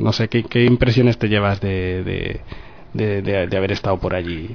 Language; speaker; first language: Spanish; native; Spanish